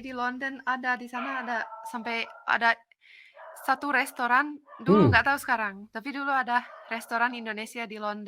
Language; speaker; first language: Indonesian; non-native, fluent; Finnish